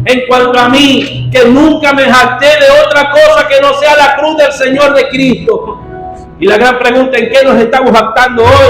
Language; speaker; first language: Spanish; native; Spanish